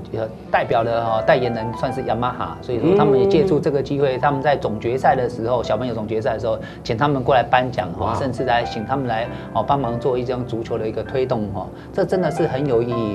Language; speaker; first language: Chinese; native; Chinese